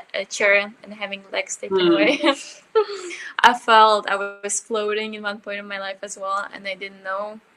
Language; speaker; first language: English; early bilingual, other home language; Ukrainian